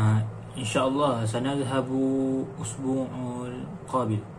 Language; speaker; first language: Arabic; non-native, learner; Malay